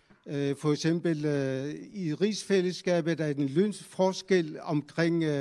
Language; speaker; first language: Danish; non-native, local second language; Kalaallisut